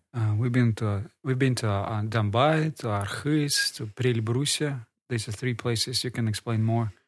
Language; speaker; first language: English; non-native, fluent; Kazakh